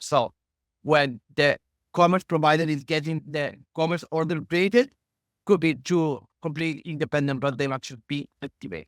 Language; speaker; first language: English; non-native, fluent; Spanish